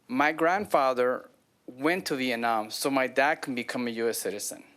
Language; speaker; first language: English; native; English